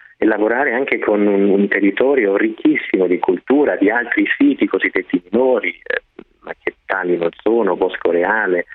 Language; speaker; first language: Italian; non-native, fluent; German